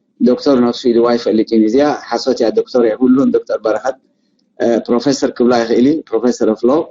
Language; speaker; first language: Tigrinya; non-native, local second language; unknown